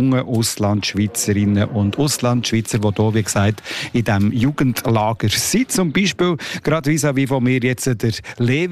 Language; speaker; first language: German; native; German